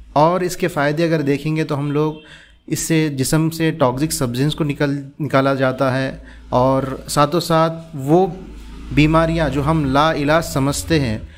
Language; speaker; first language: Hindi; non-native, local second language; Urdu